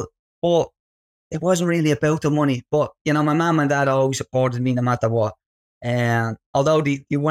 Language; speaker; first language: English; native; English